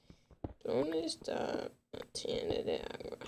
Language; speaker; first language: Spanish; non-native, learner; English